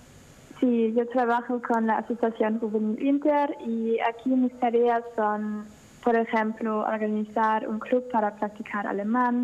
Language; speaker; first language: Spanish; non-native, learner; German